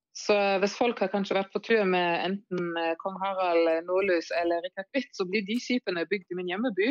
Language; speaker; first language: Norwegian; non-native, fluent; German